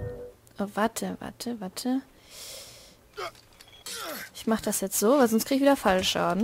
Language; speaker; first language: German; native; German